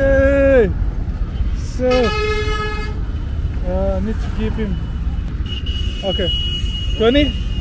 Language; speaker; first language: English; non-native, fluent; French